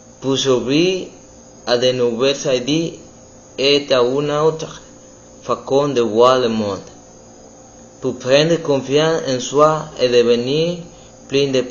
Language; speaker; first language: French; non-native, learner; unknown